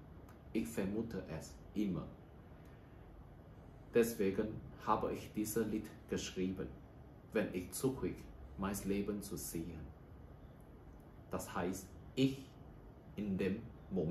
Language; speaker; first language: German; non-native, learner; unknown